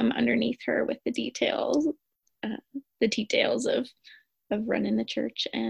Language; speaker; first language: English; native; English